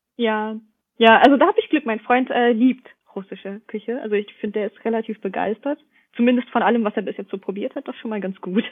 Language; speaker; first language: German; early bilingual, other home language; Russian